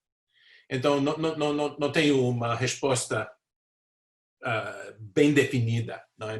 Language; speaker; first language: Portuguese; non-native, fluent; English